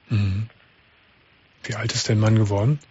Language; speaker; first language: German; native; German